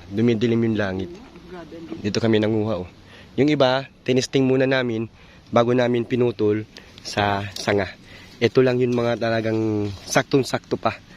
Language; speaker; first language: Filipino; native; Filipino